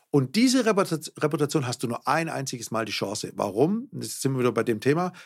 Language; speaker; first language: German; native; German